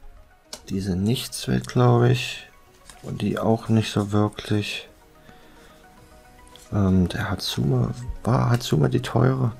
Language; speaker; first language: German; native; German